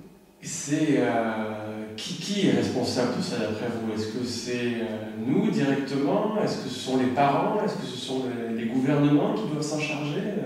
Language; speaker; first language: French; native; French